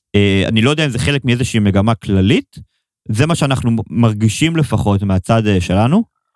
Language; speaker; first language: Hebrew; native; Hebrew